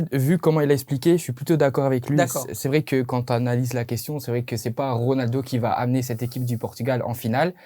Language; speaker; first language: French; native; French